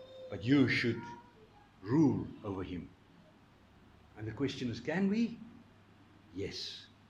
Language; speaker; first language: English; non-native, local second language; Afrikaans